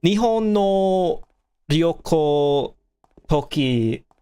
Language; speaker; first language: Japanese; non-native, learner; English